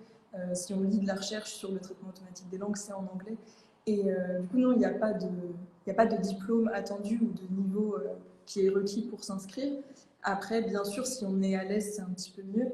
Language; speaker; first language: French; native; French